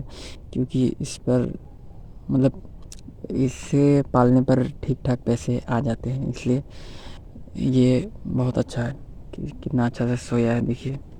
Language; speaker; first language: Hindi; non-native, local second language; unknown